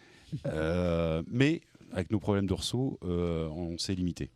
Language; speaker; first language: French; native; French